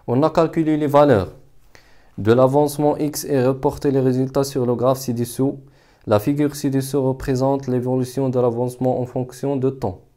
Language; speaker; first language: French; non-native, local second language; Arabic